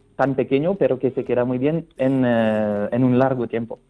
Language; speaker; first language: Spanish; non-native, fluent; French